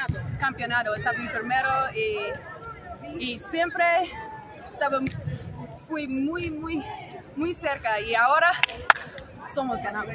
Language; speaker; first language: Spanish; non-native, learner; English